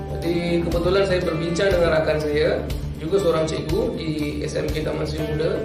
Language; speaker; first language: Malay; non-native, local second language; Tamil